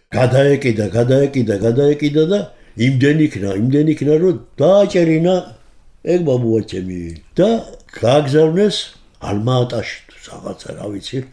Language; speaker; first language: Georgian; native; Georgian